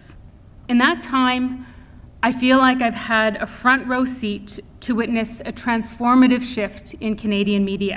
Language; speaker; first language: English; native; English